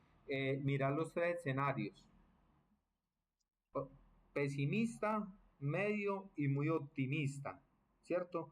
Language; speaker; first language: Spanish; native; Spanish